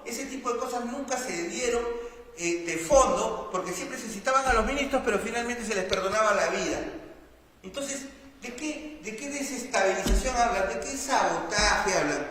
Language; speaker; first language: Spanish; native; Spanish